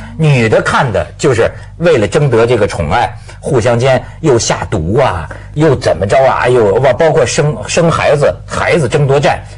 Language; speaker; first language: Chinese; native; Chinese